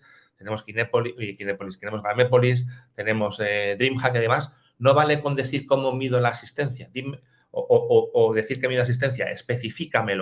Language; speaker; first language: Spanish; native; Spanish